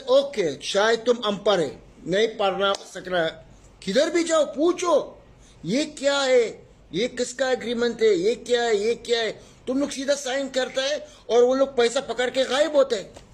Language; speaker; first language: Hindi; non-native, learner; Arabic